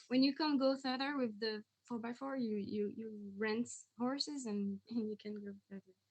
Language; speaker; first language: English; non-native, fluent; French